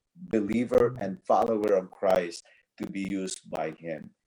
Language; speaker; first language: English; non-native, local second language; Cebuano